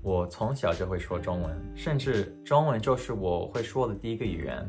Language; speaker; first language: Chinese; early bilingual, heritage; Chinese